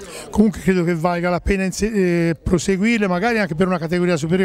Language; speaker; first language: Italian; native; Italian